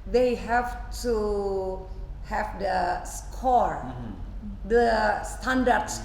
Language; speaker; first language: English; non-native, fluent; Indonesian